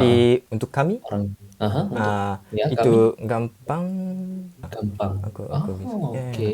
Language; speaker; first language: Indonesian; non-native, learner; Japanese